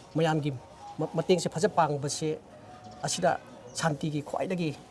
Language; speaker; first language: Manipuri; non-native, local second language; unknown